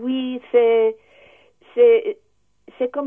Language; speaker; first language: French; non-native, learner; English